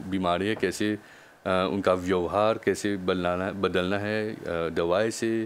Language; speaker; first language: Hindi; non-native, local second language; Bhojpuri